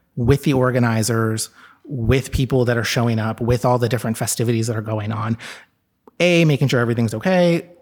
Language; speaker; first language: English; native; English